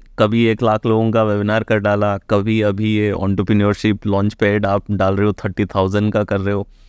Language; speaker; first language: Hindi; native; Hindi